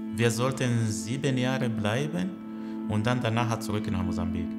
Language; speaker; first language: German; early bilingual, other home language; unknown